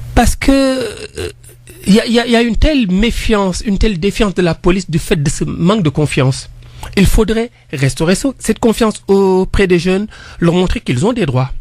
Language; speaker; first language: French; non-native, local second language; Wolof